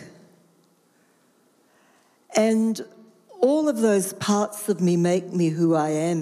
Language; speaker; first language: English; native; English